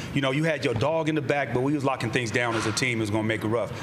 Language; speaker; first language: English; native; English